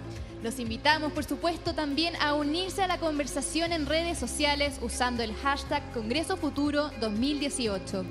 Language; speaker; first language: Spanish; native; Spanish